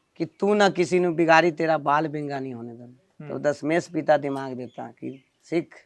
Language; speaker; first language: Punjabi; non-native, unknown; Nepali